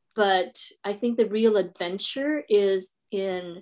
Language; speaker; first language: English; non-native, local second language; Filipino